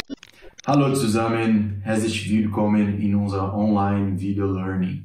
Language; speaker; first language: German; non-native, learner; Portuguese